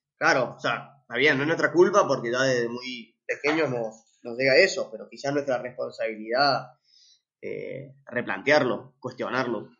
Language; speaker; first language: Spanish; native; Spanish